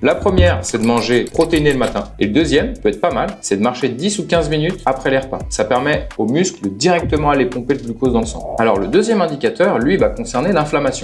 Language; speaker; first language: French; native; French